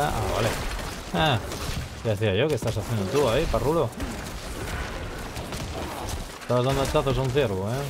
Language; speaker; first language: Spanish; native; Spanish